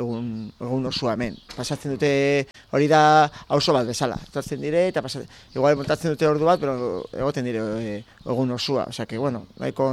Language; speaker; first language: Basque; native; Basque